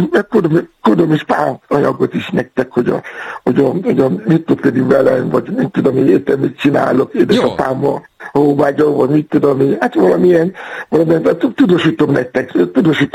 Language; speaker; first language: Hungarian; non-native, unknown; Yoruba